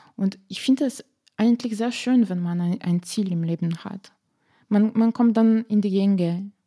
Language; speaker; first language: German; non-native, fluent; Slovenian